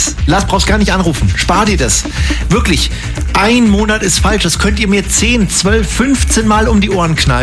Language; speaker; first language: German; native; German